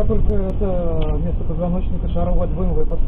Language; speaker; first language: Russian; native; Russian